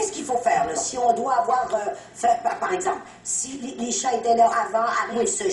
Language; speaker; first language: French; native; French